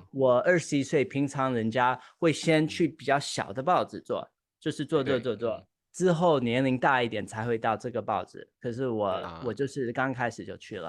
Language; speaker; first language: Chinese; early bilingual, heritage; Chinese